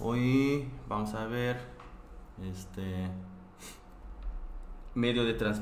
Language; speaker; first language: Spanish; non-native, fluent; Korean